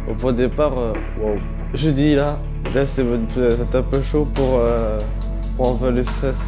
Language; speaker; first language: French; native; French